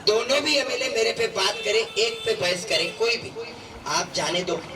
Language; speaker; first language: Hindi; non-native, local second language; Marathi